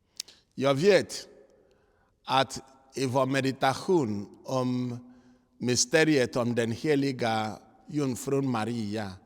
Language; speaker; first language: Swedish; non-native, fluent; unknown